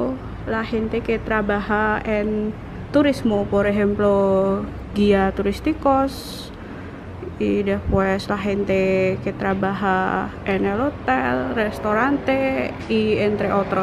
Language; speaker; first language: Spanish; non-native, learner; Indonesian